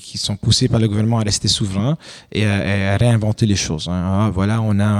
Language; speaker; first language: French; non-native, fluent; Romanian